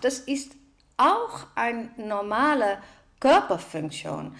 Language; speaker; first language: German; non-native, fluent; Dutch